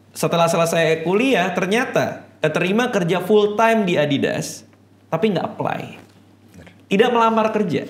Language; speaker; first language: Indonesian; native; Indonesian